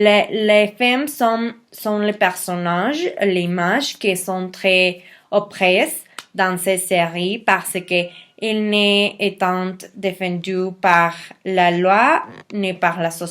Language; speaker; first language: French; non-native, learner; Spanish